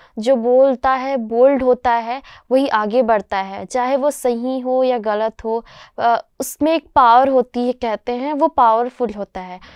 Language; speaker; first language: Hindi; native; Hindi